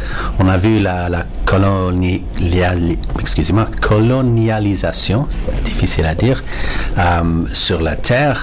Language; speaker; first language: French; non-native, fluent; English